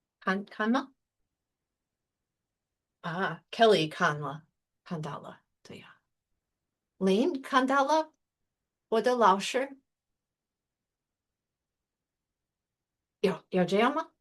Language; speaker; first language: Chinese; non-native, fluent; English